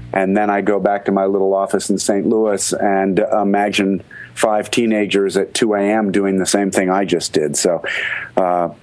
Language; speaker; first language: English; native; English